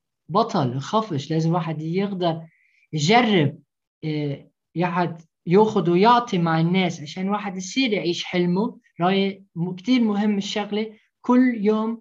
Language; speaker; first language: Arabic; early bilingual, heritage; Arabic